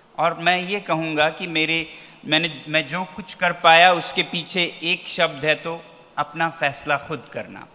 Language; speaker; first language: Hindi; non-native, local second language; Ladakhi